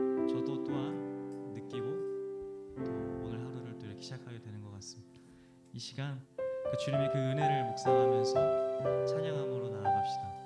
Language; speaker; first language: Korean; native; Korean